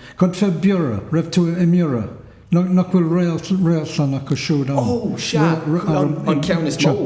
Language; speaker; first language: Irish; native; Irish